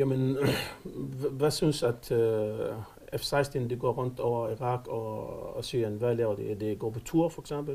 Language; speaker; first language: Danish; non-native, fluent; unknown